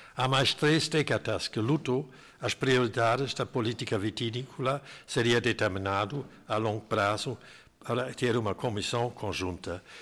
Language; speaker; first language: Portuguese; non-native, fluent; German